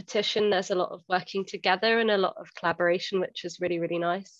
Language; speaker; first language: English; native; English